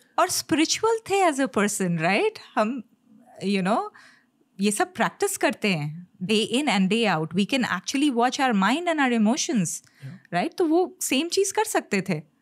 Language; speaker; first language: Hindi; native; Hindi